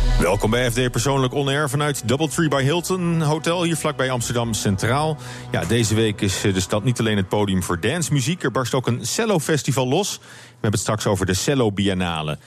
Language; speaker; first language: Dutch; native; Dutch